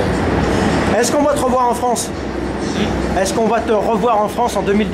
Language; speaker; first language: French; native; French